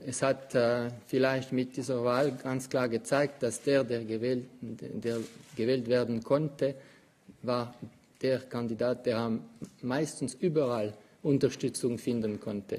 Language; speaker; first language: German; non-native, local second language; French